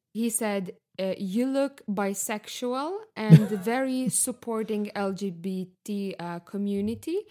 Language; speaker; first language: English; non-native, fluent; Lithuanian